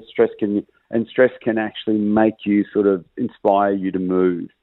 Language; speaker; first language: English; native; English